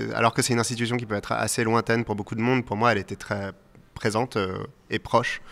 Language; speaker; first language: French; native; French